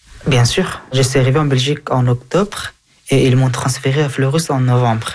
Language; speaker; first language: French; early bilingual, other home language; Persian